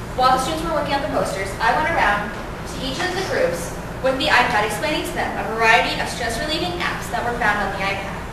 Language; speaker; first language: English; native; English